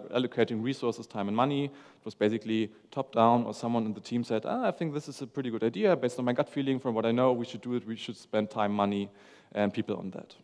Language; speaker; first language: English; non-native, fluent; German